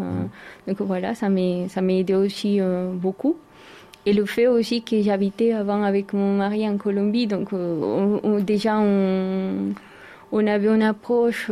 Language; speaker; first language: French; non-native, fluent; Spanish